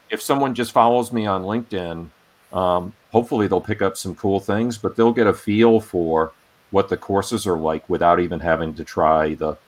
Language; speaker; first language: English; native; English